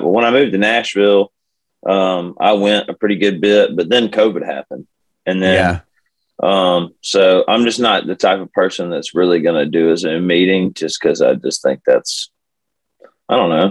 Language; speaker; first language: English; native; English